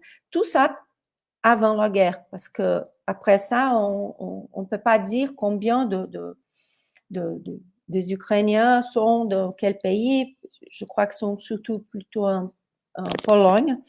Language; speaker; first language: French; non-native, fluent; Portuguese